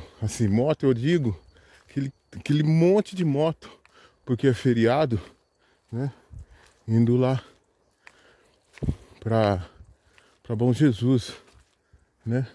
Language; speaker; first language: Portuguese; native; Portuguese